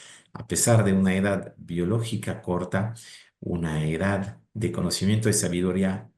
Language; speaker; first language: Spanish; native; Spanish